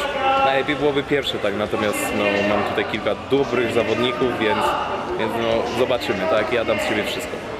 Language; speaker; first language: Polish; native; Polish